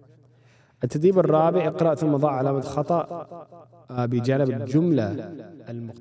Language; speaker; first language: Arabic; non-native, fluent; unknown